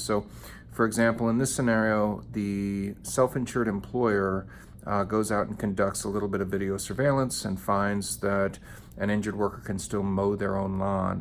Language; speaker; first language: English; native; English